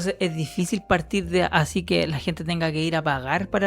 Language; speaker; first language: Spanish; native; Spanish